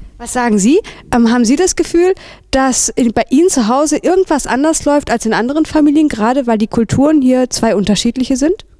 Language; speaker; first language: German; native; German